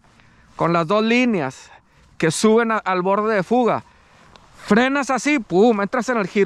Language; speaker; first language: Spanish; native; Spanish